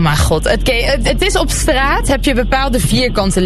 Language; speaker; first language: Dutch; native; Dutch